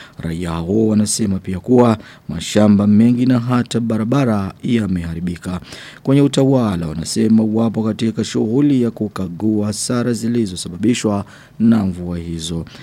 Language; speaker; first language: Swahili; non-native, local second language; Rundi